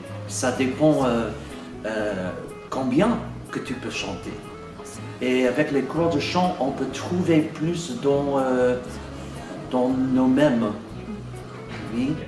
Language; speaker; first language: French; non-native, fluent; English